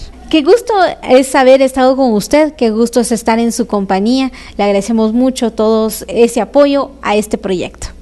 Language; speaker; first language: Spanish; native; Spanish